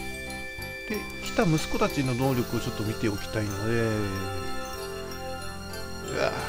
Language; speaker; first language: Japanese; native; Japanese